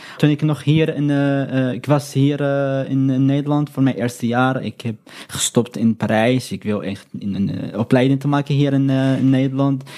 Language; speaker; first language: Dutch; non-native, learner; Arabic